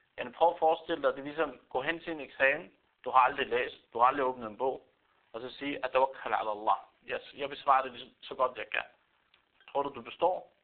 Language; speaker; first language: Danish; non-native, fluent; Arabic